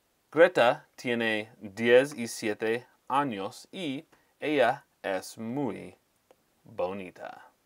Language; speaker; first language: Spanish; non-native, fluent; English